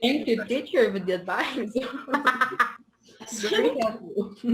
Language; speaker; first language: English; non-native, learner; Spanish